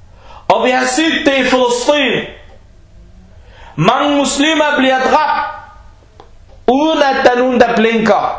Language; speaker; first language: Danish; early bilingual, other home language; Arabic